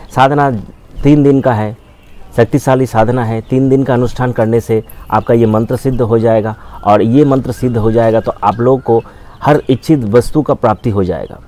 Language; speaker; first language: Hindi; non-native, local second language; Bangla